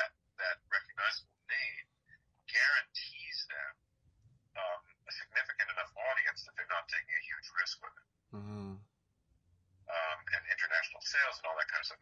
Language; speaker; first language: English; native; English